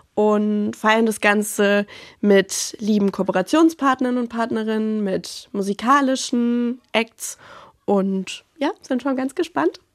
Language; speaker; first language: German; native; German